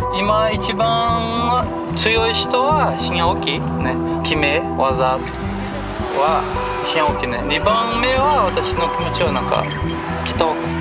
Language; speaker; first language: Japanese; non-native, learner; Portuguese